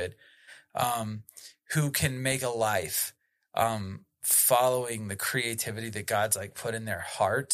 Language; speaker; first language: English; native; English